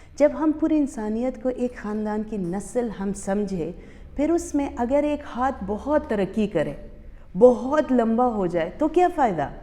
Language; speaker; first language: Urdu; early bilingual, other home language; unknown